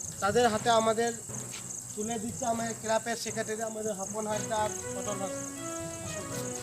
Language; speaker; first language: Bangla; non-native, local second language; Santali